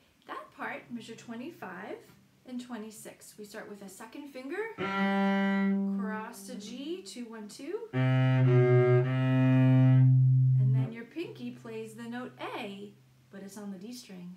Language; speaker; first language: English; native; English